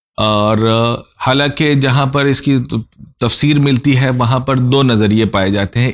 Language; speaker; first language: Urdu; native; Urdu